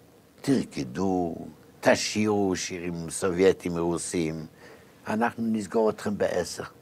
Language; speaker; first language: Hebrew; non-native, fluent; Yiddish